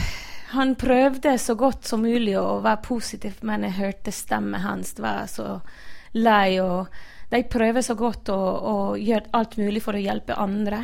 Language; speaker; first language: Norwegian; non-native, fluent; Spanish